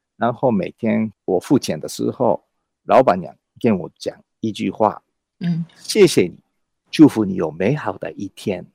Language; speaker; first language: Chinese; non-native, fluent; Japanese